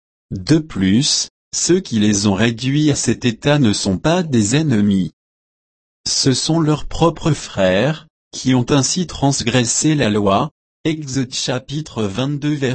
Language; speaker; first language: French; native; French